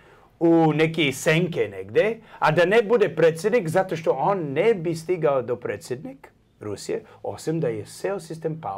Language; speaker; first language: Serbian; early bilingual, heritage; English